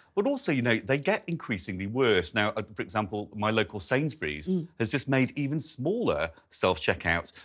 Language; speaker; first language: English; native; English